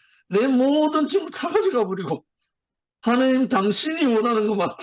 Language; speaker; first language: Korean; native; Korean